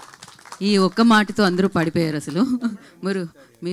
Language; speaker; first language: Telugu; native; Telugu